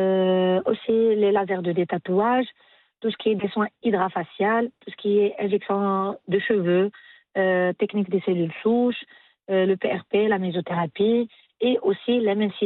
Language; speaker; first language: French; non-native, local second language; Arabic